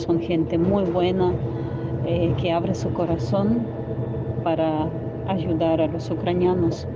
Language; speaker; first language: Spanish; non-native, fluent; Ukrainian